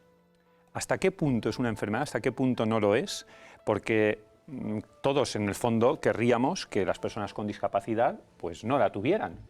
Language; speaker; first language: Spanish; native; Spanish